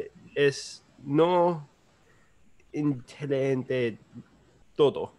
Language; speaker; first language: Spanish; non-native, learner; English